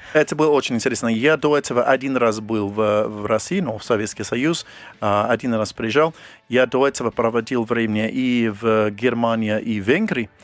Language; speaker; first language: Russian; non-native, fluent; English